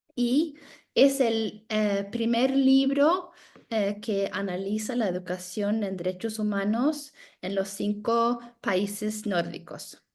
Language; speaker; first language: Spanish; non-native, fluent; Norwegian